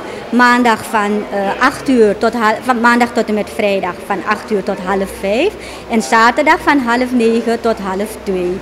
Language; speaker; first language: Dutch; native; Dutch